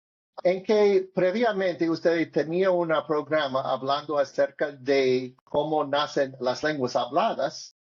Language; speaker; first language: Spanish; non-native, learner; English